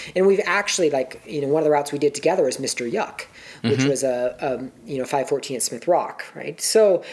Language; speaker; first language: English; native; English